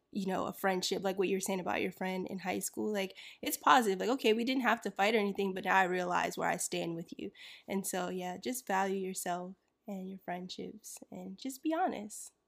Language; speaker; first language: English; native; English